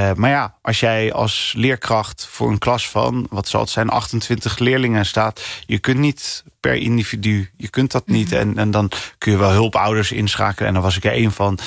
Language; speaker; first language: Dutch; early bilingual, other home language; Punjabi